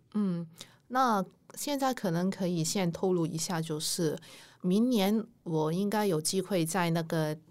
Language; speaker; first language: Chinese; non-native, local second language; Cantonese